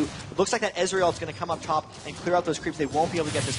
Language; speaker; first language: English; native; English